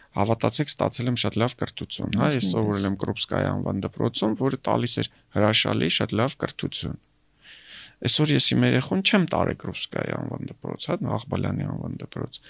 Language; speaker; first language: Armenian; native; Armenian